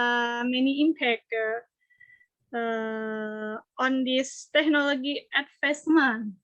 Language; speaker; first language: English; non-native, learner; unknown